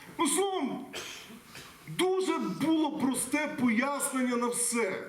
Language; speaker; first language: Ukrainian; non-native, local second language; Russian